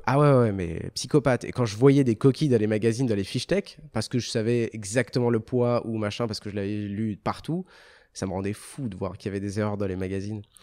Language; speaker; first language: French; early bilingual, other home language; Arabic